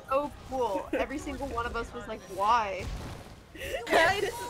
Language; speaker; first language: English; native; English